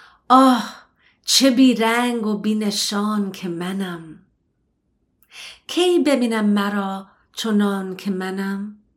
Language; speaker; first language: Persian; early bilingual, heritage; Persian